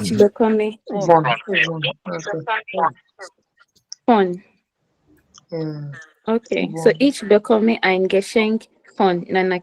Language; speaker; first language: German; non-native, learner; Akan